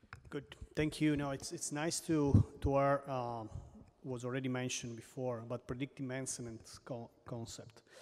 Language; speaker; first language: English; non-native, fluent; Italian